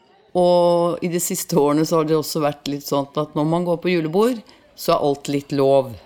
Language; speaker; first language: Norwegian; native; Norwegian